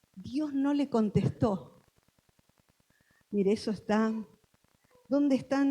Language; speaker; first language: Spanish; native; Spanish